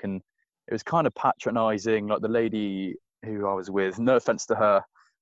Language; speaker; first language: English; native; English